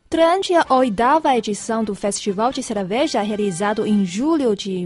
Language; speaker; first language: Portuguese; non-native, fluent; Chinese